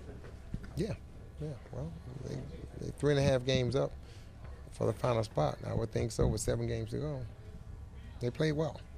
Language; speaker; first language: English; native; English